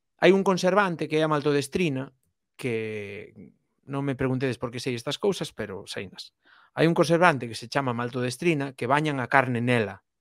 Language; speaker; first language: Galician; non-native, local second language; Spanish